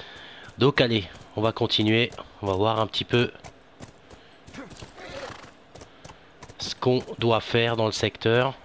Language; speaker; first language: French; native; French